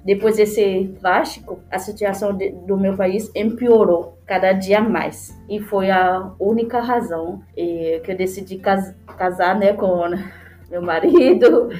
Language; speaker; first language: Portuguese; non-native, learner; Haitian Creole